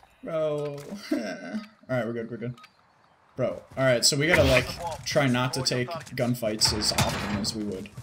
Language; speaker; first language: English; native; English